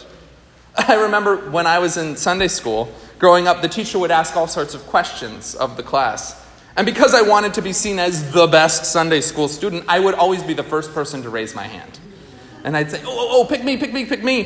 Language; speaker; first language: English; native; English